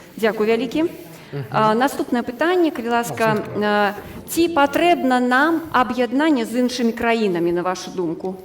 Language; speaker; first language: Belarusian; non-native, local second language; Russian